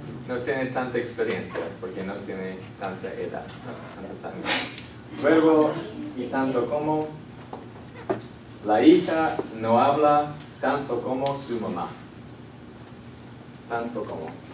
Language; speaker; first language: Spanish; non-native, fluent; English